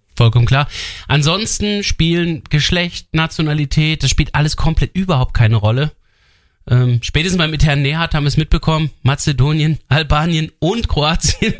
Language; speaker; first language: German; native; German